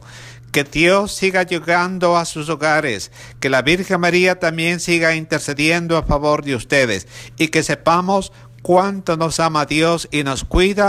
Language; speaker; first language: Spanish; native; Spanish